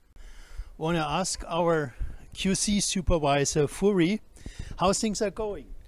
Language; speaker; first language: English; non-native, fluent; German